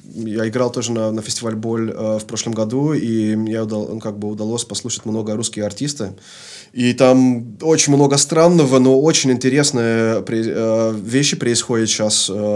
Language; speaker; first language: Russian; non-native, fluent; Dutch